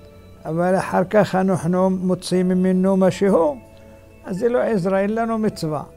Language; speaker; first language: Hebrew; non-native, fluent; Arabic